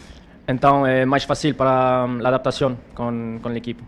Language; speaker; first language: Portuguese; non-native, learner; Spanish